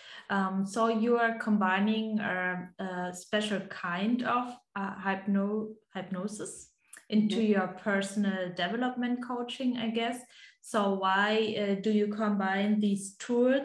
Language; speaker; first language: English; non-native, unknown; German